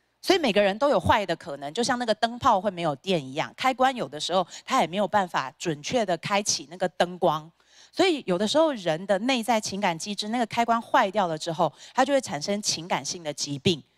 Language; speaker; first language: Chinese; native; Chinese